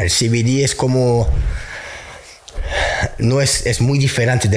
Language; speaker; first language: Spanish; non-native, fluent; French